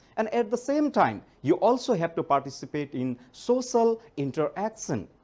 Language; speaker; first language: English; non-native, local second language; Nepali